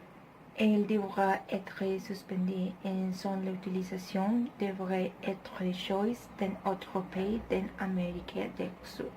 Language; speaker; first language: French; non-native, learner; Spanish